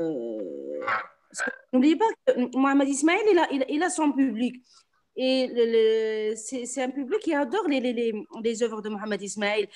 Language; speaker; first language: French; non-native, local second language; Arabic